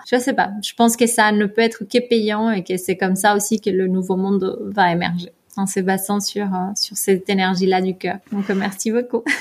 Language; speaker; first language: French; non-native, fluent; Spanish